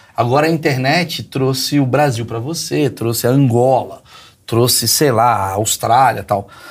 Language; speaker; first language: Portuguese; native; Portuguese